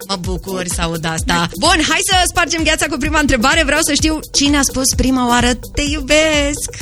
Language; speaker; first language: Romanian; native; Romanian